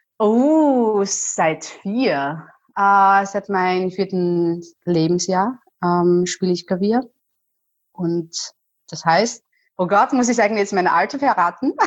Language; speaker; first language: German; non-native, fluent; Chinese